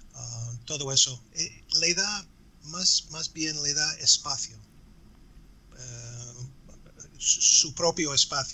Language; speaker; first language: Spanish; non-native, fluent; English